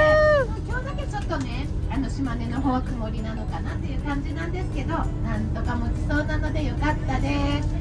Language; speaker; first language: Japanese; native; Japanese